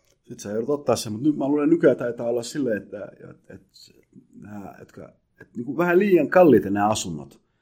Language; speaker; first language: Finnish; early bilingual, other home language; Somali